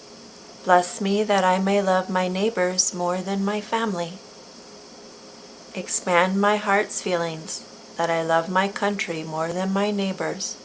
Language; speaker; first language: English; native; English